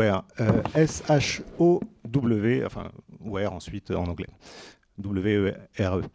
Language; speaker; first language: French; native; French